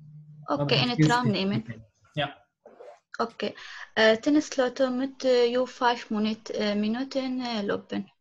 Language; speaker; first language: Dutch; non-native, learner; Arabic